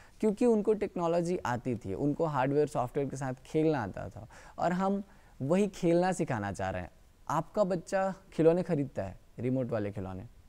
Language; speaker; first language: Hindi; native; Hindi